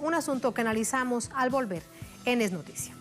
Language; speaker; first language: Spanish; native; Spanish